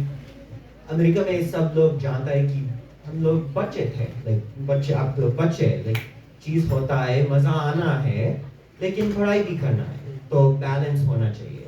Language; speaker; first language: Hindi; early bilingual, heritage; English